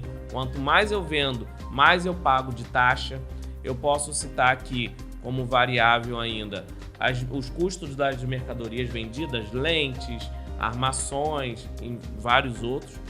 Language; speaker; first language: Portuguese; native; Portuguese